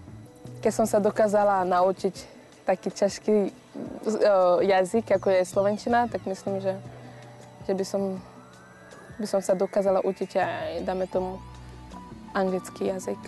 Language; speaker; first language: Slovak; non-native, fluent; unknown